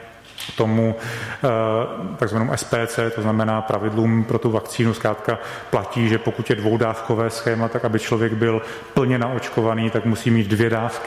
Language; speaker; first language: Czech; native; Czech